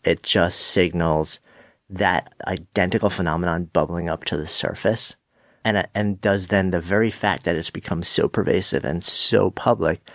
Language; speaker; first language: English; native; English